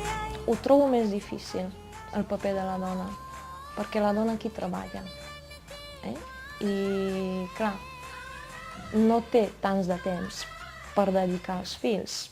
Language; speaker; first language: Catalan; non-native, fluent; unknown